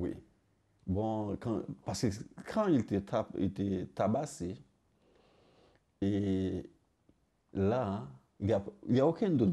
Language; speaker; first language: French; non-native, local second language; Haitian Creole